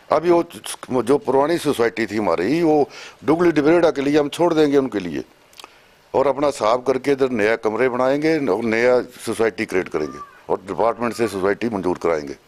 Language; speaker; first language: Hindi; native; Hindi